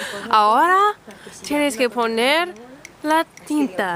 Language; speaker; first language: Spanish; non-native, learner; English